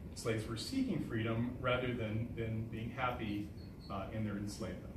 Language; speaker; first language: English; native; English